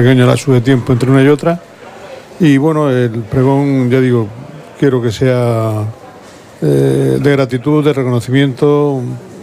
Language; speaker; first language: Spanish; native; Spanish